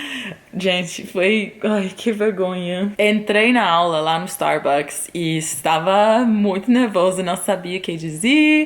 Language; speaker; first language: Portuguese; non-native, fluent; English